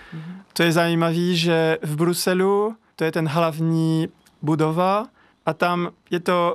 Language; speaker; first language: Czech; non-native, learner; French